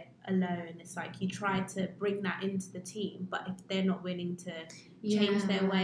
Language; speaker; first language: English; native; English